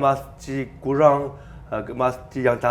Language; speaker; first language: Indonesian; non-native, learner; Chinese